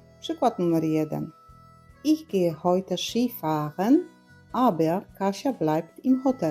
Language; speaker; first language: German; non-native, fluent; Polish